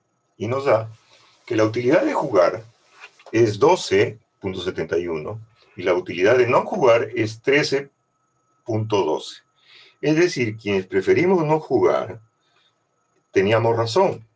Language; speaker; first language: Spanish; native; Spanish